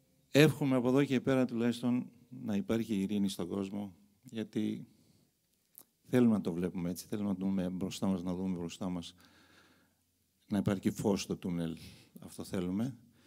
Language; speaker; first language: Greek; non-native, fluent; Armenian